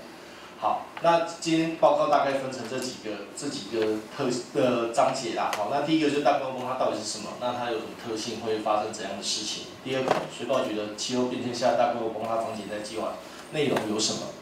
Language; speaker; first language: Chinese; native; Chinese